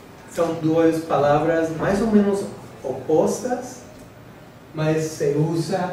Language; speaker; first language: Portuguese; non-native, fluent; English